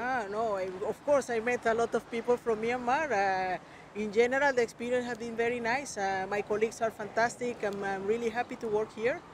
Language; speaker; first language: English; non-native, fluent; Spanish